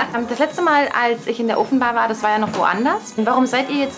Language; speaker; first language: German; native; German